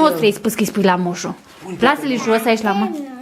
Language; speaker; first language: Romanian; native; Romanian